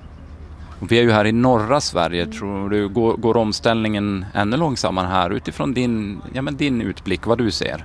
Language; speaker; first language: Swedish; native; Swedish